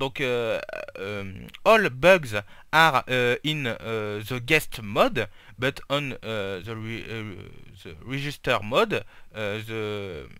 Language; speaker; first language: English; non-native, learner; French